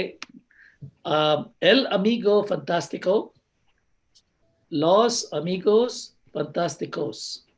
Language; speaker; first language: Spanish; non-native, learner; English